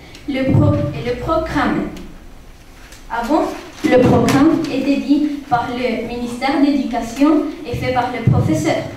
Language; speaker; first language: French; non-native, learner; Spanish